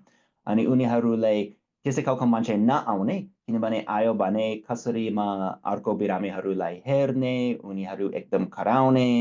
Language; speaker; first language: Nepali; non-native, fluent; English